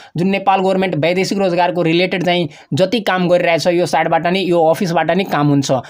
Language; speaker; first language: Nepali; non-native, local second language; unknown